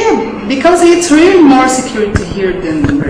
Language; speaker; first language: English; non-native, fluent; Portuguese